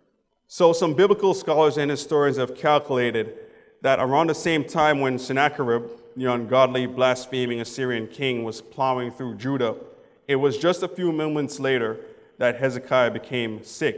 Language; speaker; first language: English; native; English